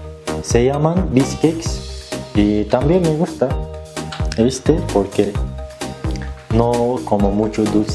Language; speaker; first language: Spanish; non-native, learner; Turkish